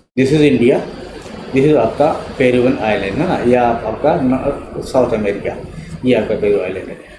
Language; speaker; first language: Hindi; native; Hindi